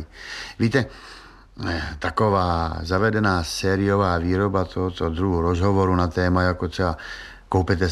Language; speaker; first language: Czech; native; Czech